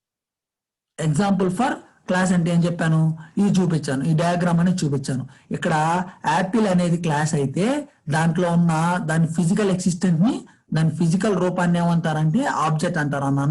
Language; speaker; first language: Telugu; native; Telugu